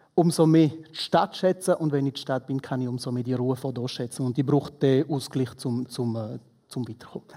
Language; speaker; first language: German; non-native, local second language; Romansh